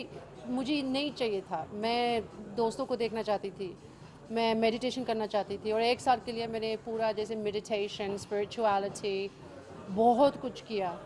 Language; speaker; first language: Hindi; early bilingual, heritage; English